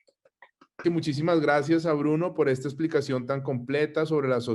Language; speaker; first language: Spanish; native; Spanish